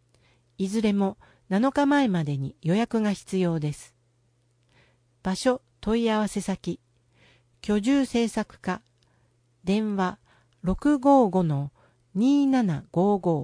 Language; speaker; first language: Japanese; native; Japanese